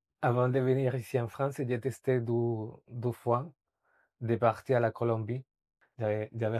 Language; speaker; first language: French; non-native, fluent; Spanish